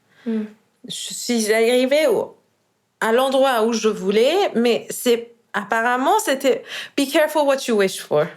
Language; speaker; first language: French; non-native, fluent; Persian